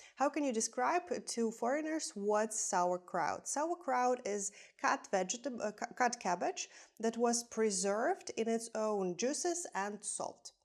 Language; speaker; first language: English; non-native, fluent; Ukrainian